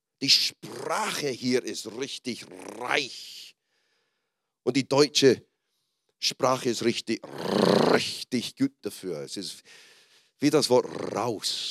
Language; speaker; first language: German; non-native, fluent; English